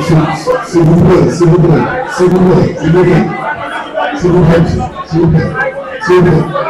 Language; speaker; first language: French; non-native, local second language; Wolof